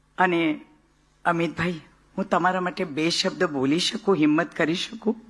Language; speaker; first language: Gujarati; non-native, local second language; Marathi